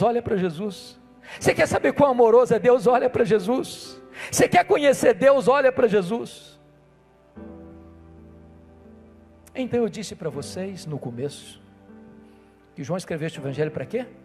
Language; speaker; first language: Portuguese; native; Portuguese